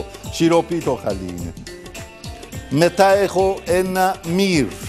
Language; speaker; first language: Greek; non-native, fluent; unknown